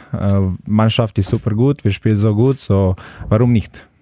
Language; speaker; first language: German; non-native, learner; Slovenian